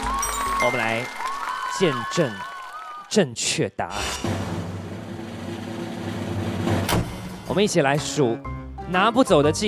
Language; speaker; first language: Chinese; native; Chinese